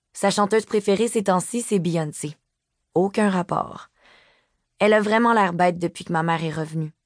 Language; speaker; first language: French; native; French